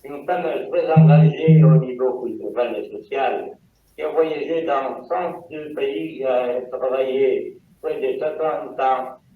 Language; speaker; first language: French; non-native, learner; Italian